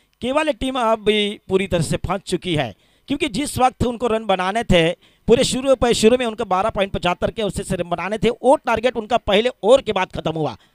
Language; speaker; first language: Hindi; non-native, local second language; Marathi